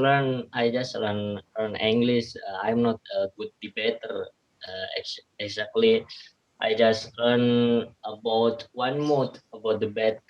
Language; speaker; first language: English; non-native, learner; Indonesian